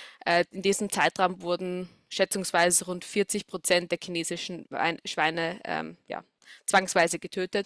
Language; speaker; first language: German; native; German